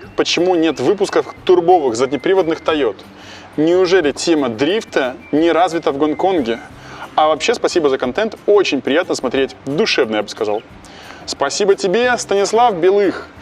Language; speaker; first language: Russian; native; Russian